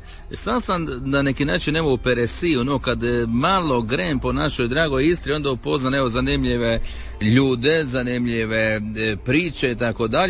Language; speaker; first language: Serbian; native; Serbian